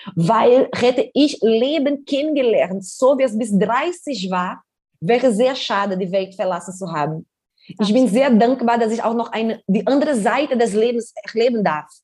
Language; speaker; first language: German; non-native, fluent; Portuguese